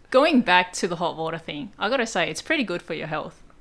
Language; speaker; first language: English; early bilingual, other home language; Cantonese